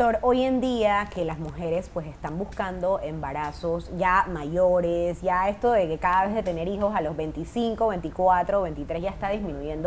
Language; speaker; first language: Spanish; native; Spanish